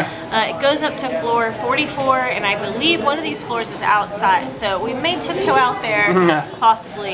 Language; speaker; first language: English; native; English